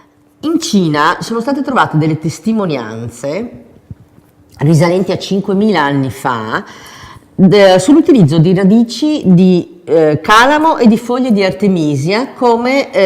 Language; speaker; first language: Italian; native; Italian